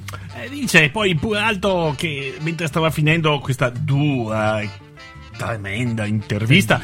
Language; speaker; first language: Italian; native; Italian